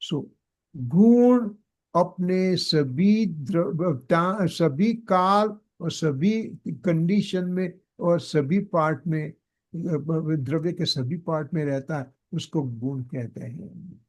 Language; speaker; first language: Hindi; non-native, local second language; Gujarati